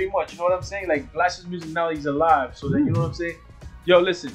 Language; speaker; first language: English; early bilingual, other home language; Spanish